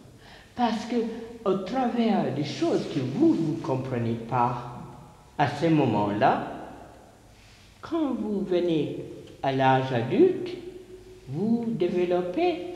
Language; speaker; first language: French; non-native, fluent; English